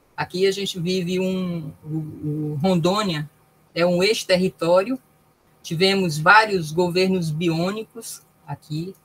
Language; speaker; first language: Portuguese; native; Portuguese